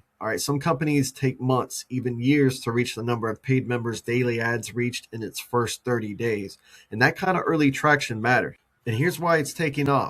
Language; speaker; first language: English; native; English